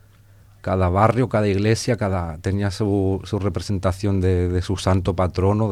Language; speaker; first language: Spanish; native; Spanish